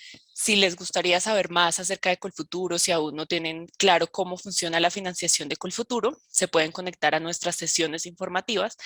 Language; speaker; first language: Spanish; native; Spanish